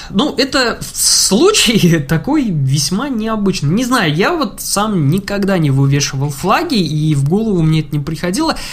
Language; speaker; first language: Russian; native; Russian